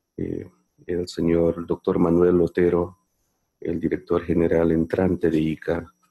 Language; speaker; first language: Spanish; non-native, fluent; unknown